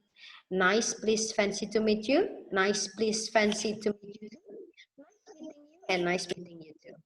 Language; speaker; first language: English; non-native, fluent; Indonesian